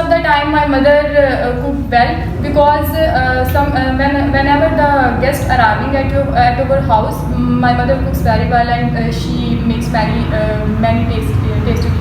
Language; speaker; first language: English; non-native, local second language; Urdu